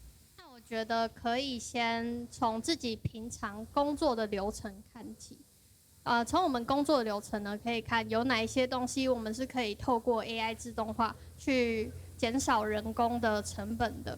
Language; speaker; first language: Chinese; native; Chinese